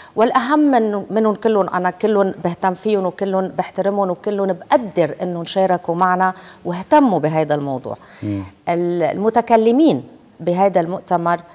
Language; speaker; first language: Arabic; native; Arabic